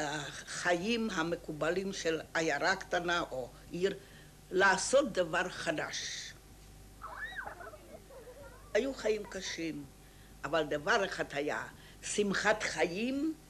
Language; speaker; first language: Hebrew; non-native, fluent; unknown